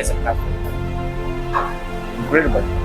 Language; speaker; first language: English; non-native, learner; Indonesian